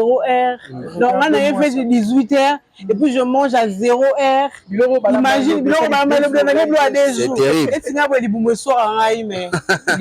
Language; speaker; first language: French; non-native, local second language; Lingala